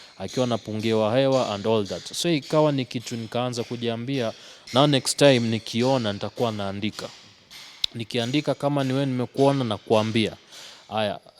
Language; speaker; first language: Swahili; native; Swahili